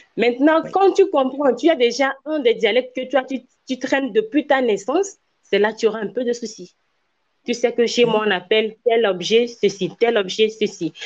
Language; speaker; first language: French; non-native, local second language; Ewe